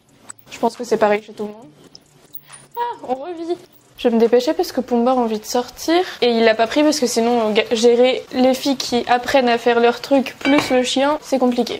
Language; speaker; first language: French; native; French